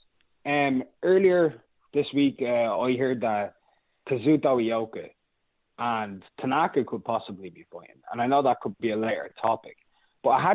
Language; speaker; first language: English; native; English